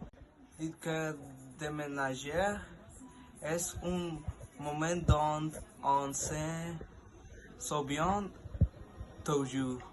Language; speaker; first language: French; non-native, learner; Spanish